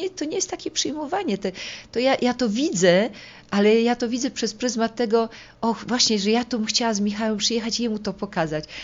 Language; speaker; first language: Polish; native; Polish